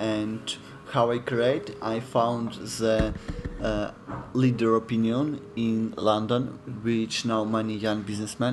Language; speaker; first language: English; non-native, learner; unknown